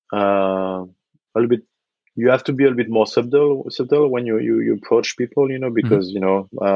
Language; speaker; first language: English; non-native, fluent; French